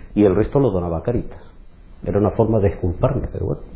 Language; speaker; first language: Spanish; native; Spanish